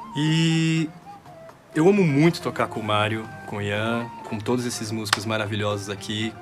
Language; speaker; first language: Portuguese; native; Portuguese